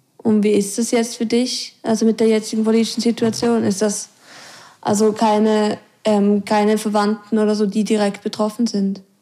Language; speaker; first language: German; native; German